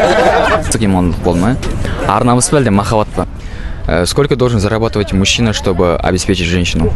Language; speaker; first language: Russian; non-native, local second language; Kazakh